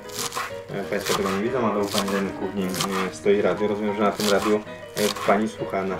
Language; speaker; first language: Polish; native; Polish